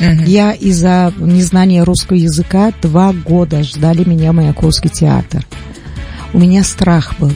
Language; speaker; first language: Russian; non-native, local second language; Tajik